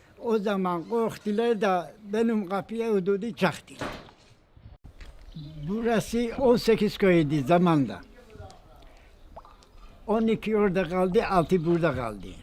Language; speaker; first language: Turkish; non-native, local second language; Georgian